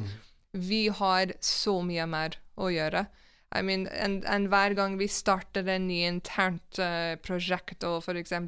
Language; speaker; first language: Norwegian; non-native, fluent; English